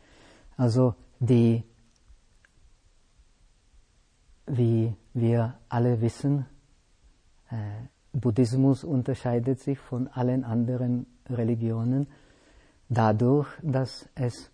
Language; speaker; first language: German; non-native, fluent; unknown